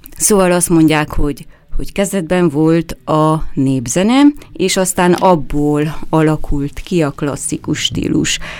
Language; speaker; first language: Hungarian; native; Hungarian